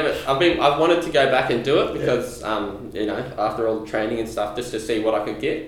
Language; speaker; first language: English; native; English